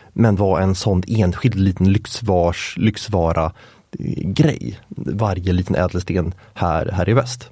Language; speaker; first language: Swedish; native; Swedish